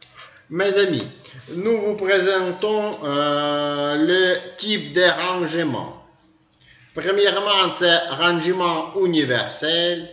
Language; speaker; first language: French; non-native, learner; Ukrainian